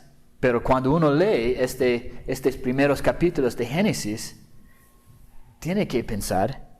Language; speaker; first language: Spanish; non-native, fluent; English